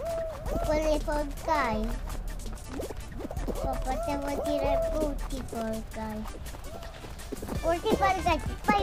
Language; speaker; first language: Italian; early bilingual, heritage; Italian